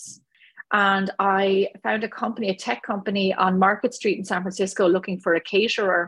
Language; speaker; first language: English; native; English